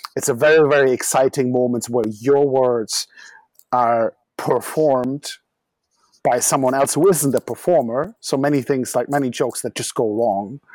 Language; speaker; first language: English; non-native, fluent; German